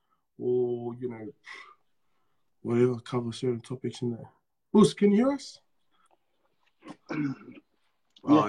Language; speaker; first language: English; native; English